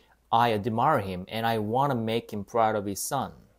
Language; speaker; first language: English; non-native, fluent; Korean